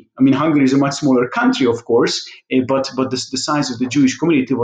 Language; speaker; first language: English; non-native, fluent; Hungarian